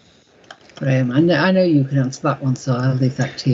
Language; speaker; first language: English; native; English